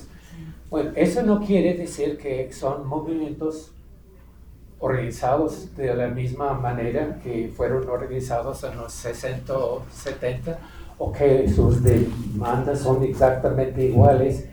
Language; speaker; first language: Spanish; non-native, fluent; English